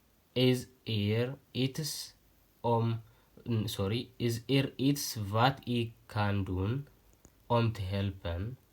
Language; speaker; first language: Dutch; non-native, learner; Tigrinya